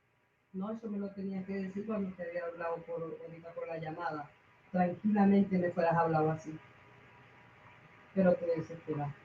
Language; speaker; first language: Spanish; native; Spanish